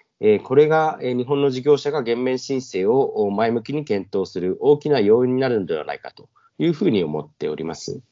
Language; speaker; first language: Japanese; native; Japanese